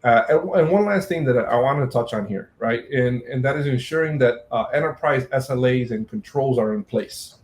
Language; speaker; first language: English; native; English